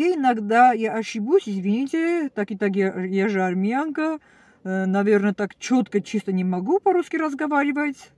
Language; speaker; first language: Russian; non-native, learner; Armenian